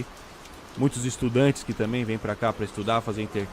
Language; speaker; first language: Portuguese; native; Portuguese